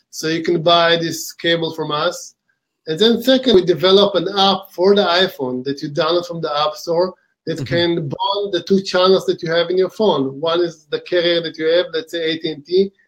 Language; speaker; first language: English; non-native, fluent; Hebrew